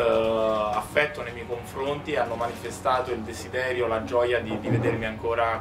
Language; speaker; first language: Italian; native; Italian